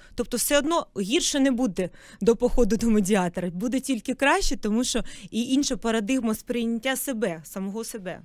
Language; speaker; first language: Ukrainian; non-native, local second language; Russian